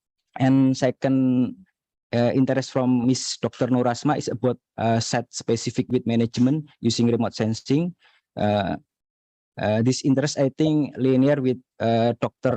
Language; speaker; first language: English; non-native, learner; Indonesian